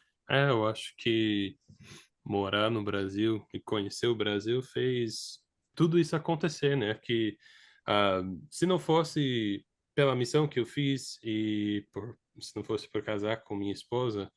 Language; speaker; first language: Portuguese; non-native, fluent; English